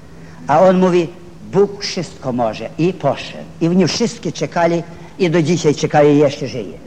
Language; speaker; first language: Polish; non-native, fluent; Ukrainian